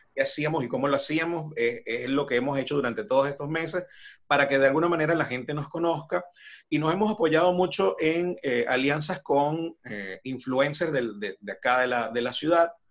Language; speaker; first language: Spanish; native; Spanish